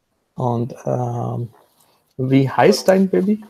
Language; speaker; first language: German; non-native, learner; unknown